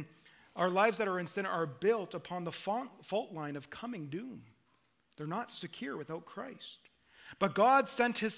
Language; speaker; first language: English; native; English